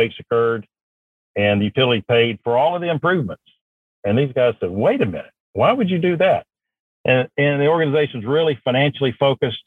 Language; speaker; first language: English; native; English